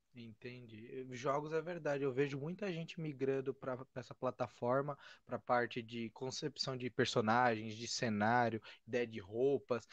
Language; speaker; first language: Portuguese; native; Portuguese